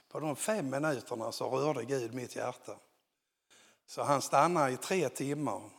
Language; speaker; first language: Swedish; native; Swedish